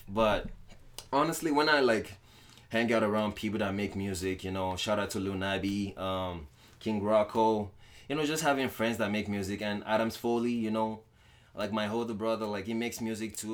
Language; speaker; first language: English; non-native, local second language; Yoruba